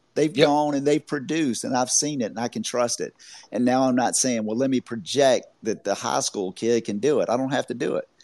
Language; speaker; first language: English; native; English